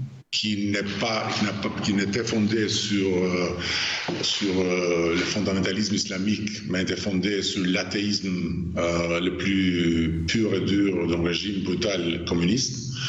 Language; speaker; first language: French; non-native, fluent; Albanian